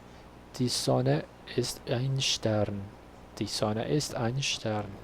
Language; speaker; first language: German; non-native, learner; Spanish